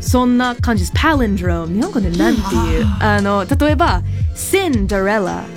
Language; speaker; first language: Japanese; non-native, fluent; English